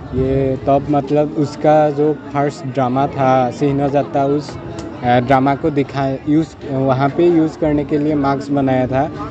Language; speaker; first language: Hindi; non-native, local second language; Assamese